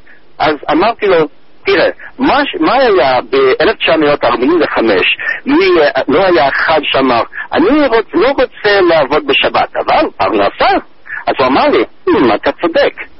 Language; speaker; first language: Hebrew; non-native, fluent; English